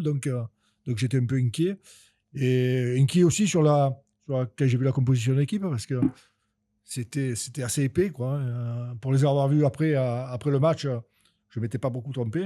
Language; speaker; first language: French; native; French